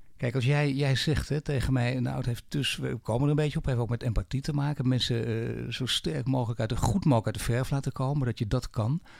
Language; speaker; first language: Dutch; native; Dutch